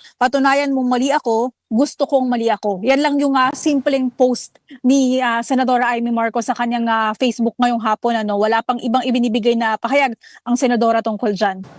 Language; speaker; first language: Filipino; native; Filipino